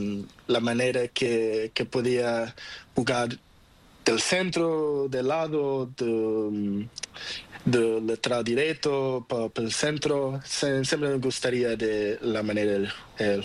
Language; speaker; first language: Spanish; non-native, learner; Portuguese